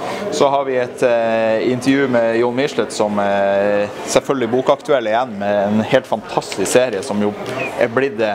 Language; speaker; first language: Norwegian; native; Norwegian